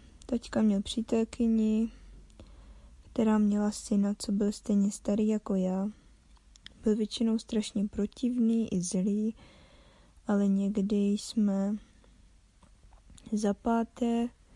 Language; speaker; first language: Czech; native; Czech